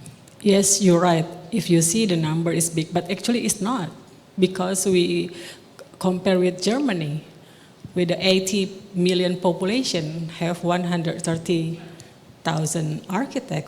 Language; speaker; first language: English; non-native, local second language; Indonesian